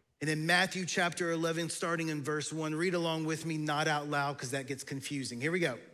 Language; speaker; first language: English; native; English